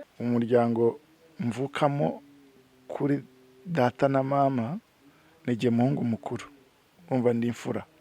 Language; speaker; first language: Kinyarwanda; native; Kinyarwanda